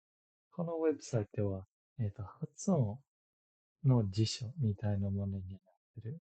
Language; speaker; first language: Japanese; non-native, fluent; English